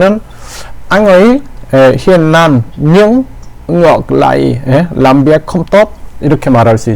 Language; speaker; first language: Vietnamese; non-native, learner; Korean